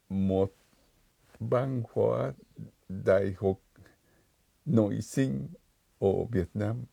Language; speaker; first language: Vietnamese; non-native, fluent; Japanese